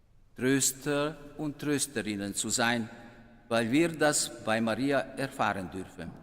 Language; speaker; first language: German; non-native, fluent; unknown